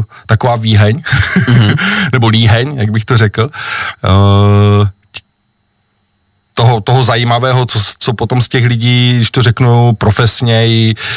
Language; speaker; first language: Czech; native; Czech